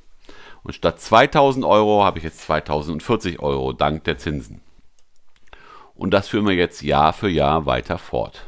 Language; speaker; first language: German; native; German